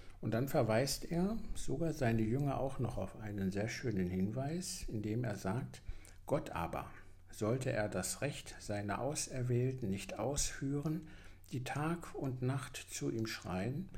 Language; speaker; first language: German; native; German